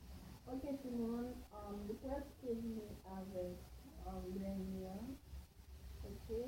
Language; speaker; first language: French; non-native, learner; Haitian Creole